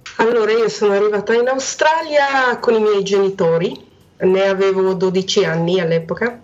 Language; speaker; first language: Italian; non-native, fluent; Hungarian